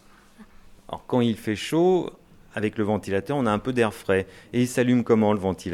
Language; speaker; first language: French; native; French